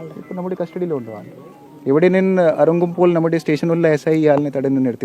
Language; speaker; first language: Malayalam; non-native, learner; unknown